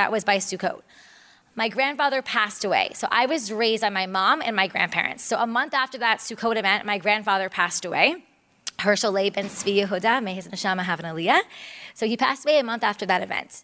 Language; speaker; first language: English; native; English